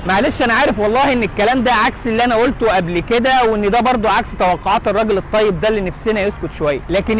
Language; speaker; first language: Arabic; native; Arabic